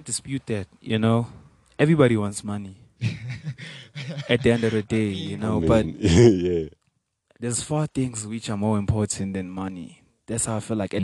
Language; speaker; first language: English; non-native, local second language; Venda